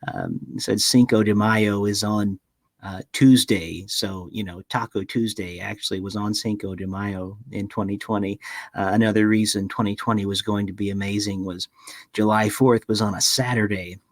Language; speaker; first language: English; native; English